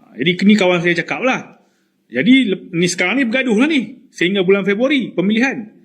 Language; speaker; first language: Malay; native; Malay